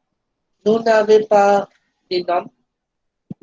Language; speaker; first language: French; non-native, fluent; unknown